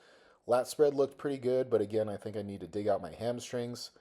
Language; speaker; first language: English; native; English